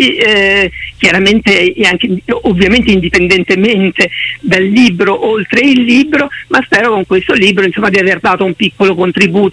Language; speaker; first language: Italian; native; Italian